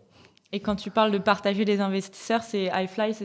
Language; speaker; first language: French; native; French